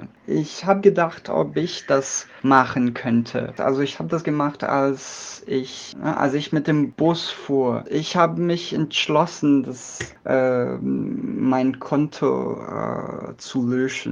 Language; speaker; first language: German; non-native, learner; Portuguese